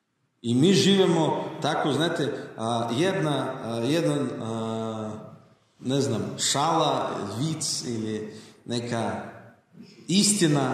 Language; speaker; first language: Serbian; non-native, learner; Russian